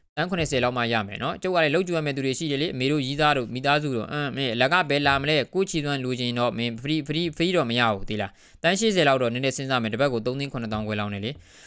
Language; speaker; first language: Burmese; native; Burmese